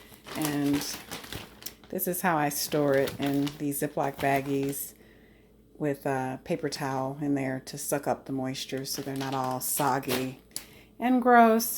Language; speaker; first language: English; native; English